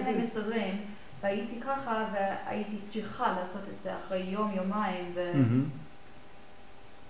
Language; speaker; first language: Hebrew; non-native, learner; English